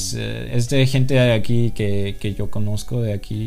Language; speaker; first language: Spanish; non-native, fluent; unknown